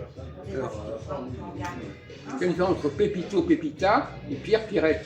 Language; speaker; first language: French; native; French